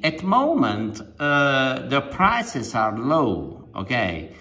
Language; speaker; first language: English; non-native, fluent; Italian